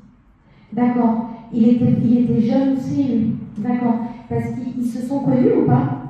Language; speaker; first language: French; native; French